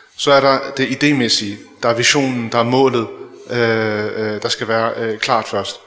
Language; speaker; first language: Danish; early bilingual, other home language; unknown